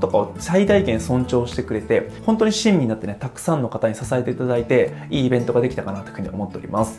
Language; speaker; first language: Japanese; native; Japanese